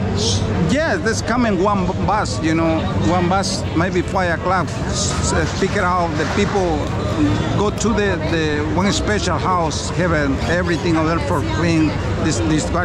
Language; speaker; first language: English; non-native, learner; Spanish